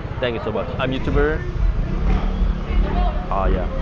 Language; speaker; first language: English; non-native, learner; Korean